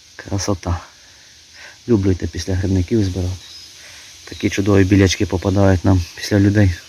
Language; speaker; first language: Ukrainian; native; Ukrainian